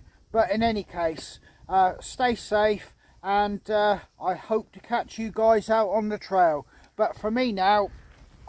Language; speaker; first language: English; native; English